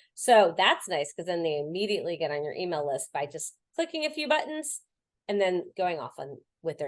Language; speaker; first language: English; native; English